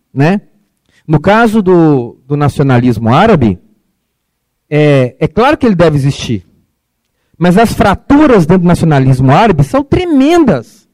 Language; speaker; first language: Portuguese; early bilingual, other home language; Arabic